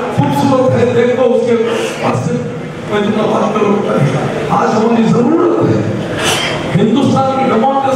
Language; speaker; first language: Hindi; non-native, local second language; Urdu